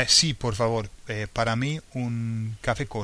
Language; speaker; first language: Spanish; non-native, learner; English